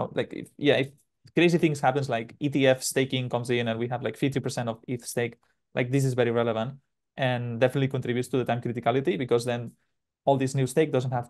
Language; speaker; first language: English; non-native, fluent; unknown